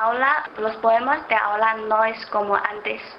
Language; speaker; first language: Spanish; non-native, fluent; Chinese